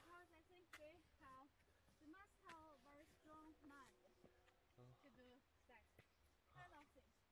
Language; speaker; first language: English; non-native, learner; Chinese